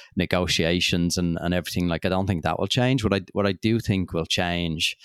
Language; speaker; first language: English; native; English